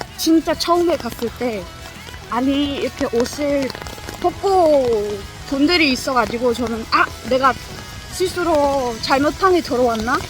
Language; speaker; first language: Korean; non-native, fluent; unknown